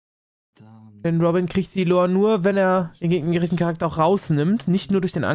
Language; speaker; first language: German; native; German